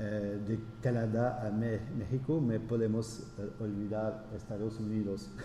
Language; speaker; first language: Spanish; non-native, fluent; French